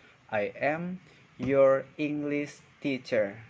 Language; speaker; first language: English; non-native, fluent; Indonesian